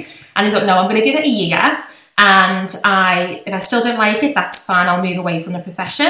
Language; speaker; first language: English; native; English